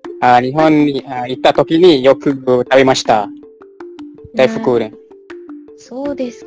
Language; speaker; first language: Japanese; non-native, learner; Malay